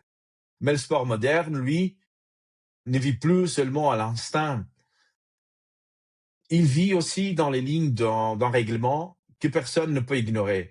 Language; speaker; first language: French; native; French